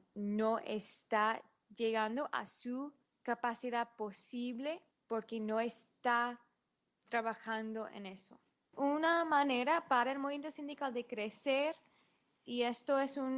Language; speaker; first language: Spanish; non-native, fluent; English